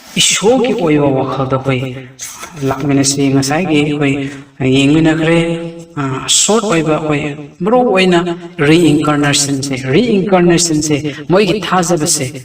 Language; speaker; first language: Manipuri; non-native, local second language; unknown